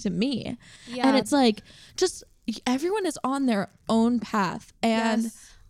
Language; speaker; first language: English; native; English